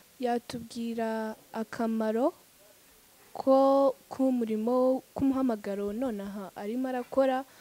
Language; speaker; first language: Kinyarwanda; native; Kinyarwanda